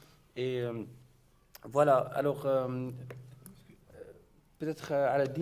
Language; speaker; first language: French; non-native, learner; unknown